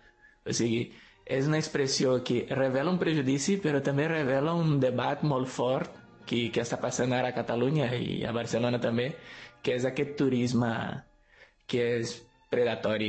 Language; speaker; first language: Catalan; non-native, fluent; Portuguese